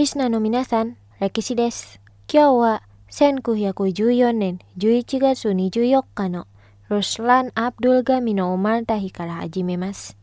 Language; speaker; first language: Japanese; non-native, fluent; Indonesian